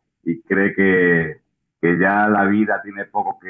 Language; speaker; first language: Spanish; native; Spanish